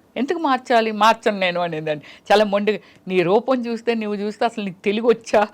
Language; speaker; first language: Telugu; native; Telugu